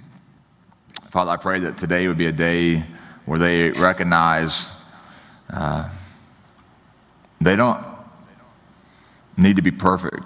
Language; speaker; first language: English; native; English